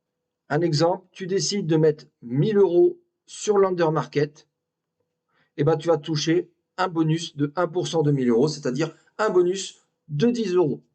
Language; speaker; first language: French; native; French